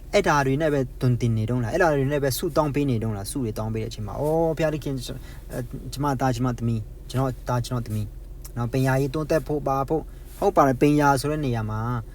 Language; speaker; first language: Burmese; non-native, local second language; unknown